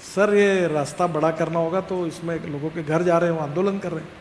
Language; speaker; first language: Hindi; non-native, local second language; Marathi